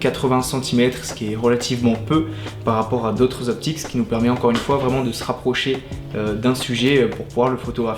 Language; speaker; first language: French; native; French